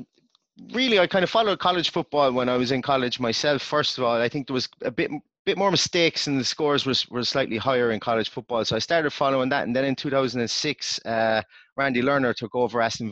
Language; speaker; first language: English; native; English